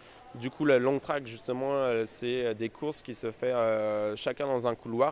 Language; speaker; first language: French; native; French